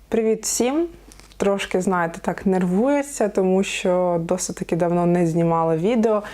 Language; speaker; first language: Ukrainian; non-native, local second language; Russian